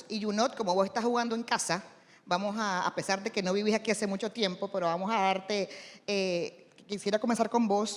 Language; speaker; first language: Spanish; native; Spanish